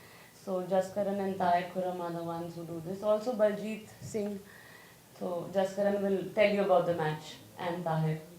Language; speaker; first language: Hindi; native; Hindi